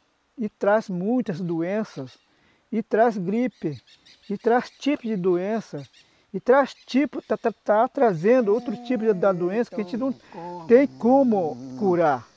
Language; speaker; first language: Portuguese; non-native, local second language; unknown